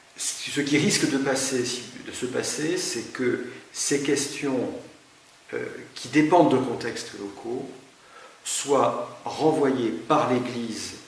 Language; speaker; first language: French; native; French